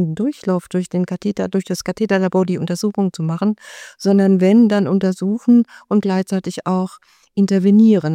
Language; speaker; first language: German; native; German